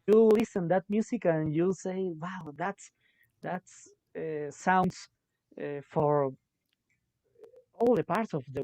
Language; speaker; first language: English; non-native, local second language; Spanish